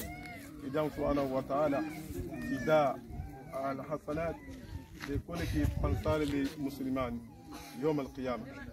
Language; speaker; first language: Italian; non-native, learner; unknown